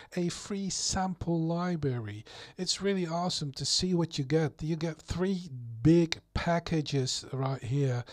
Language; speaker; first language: English; non-native, fluent; Dutch